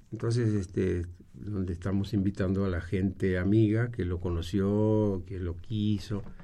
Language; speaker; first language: Spanish; native; Spanish